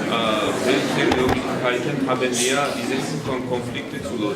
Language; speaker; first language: German; non-native, learner; Georgian